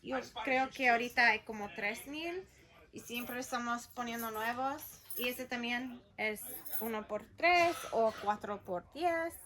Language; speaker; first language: Spanish; early bilingual, heritage; Spanish